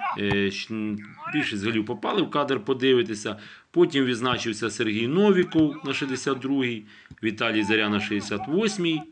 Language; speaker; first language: Ukrainian; native; Ukrainian